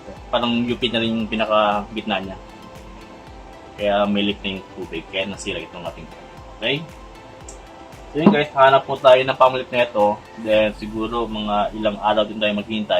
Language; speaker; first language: Filipino; native; Filipino